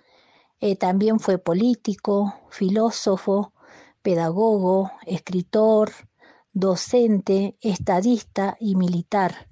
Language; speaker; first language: Spanish; native; Spanish